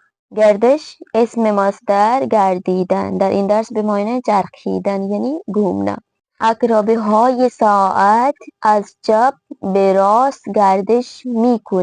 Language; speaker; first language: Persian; non-native, fluent; Urdu